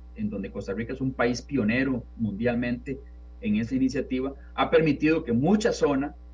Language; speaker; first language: Spanish; native; Spanish